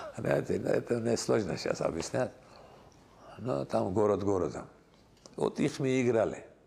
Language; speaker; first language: Russian; non-native, local second language; Georgian